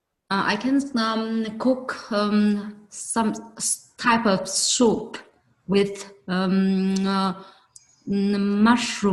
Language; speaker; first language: English; non-native, learner; Vietnamese